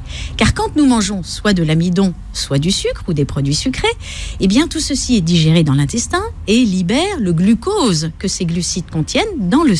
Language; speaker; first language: French; native; French